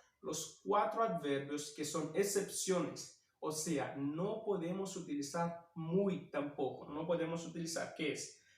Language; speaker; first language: Spanish; non-native, fluent; Portuguese